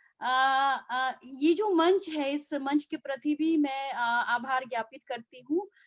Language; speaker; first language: Hindi; non-native, local second language; Nyishi